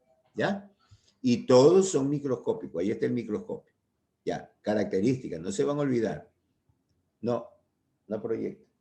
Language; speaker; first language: Spanish; native; Spanish